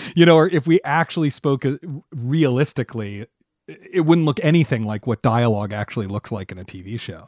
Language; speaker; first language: English; native; English